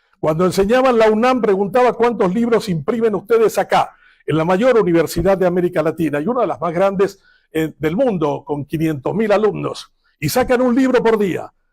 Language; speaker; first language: Spanish; non-native, local second language; Guarani